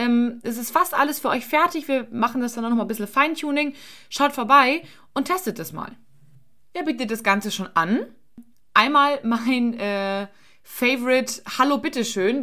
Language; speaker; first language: German; native; German